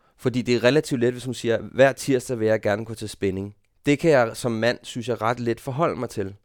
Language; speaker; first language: Danish; native; Danish